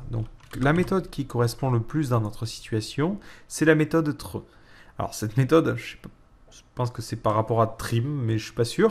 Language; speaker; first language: French; native; French